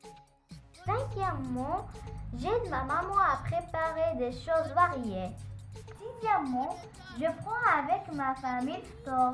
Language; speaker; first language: French; non-native, learner; Arabic